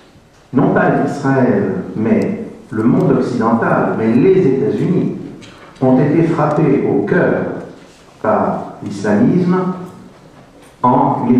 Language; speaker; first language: French; native; French